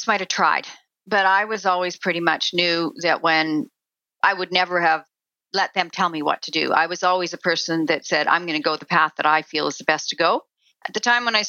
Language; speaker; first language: English; native; English